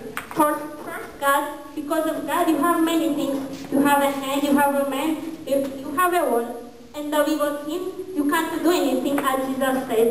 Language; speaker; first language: English; non-native, learner; Malagasy